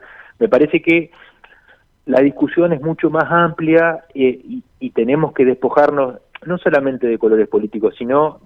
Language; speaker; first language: Spanish; native; Spanish